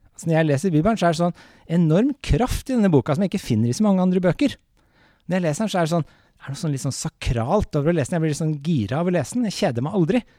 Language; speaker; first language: Norwegian; native; Norwegian